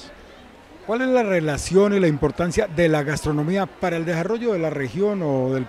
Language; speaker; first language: Spanish; native; Spanish